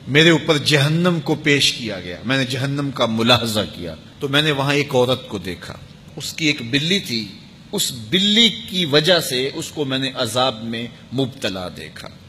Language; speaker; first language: Urdu; native; Urdu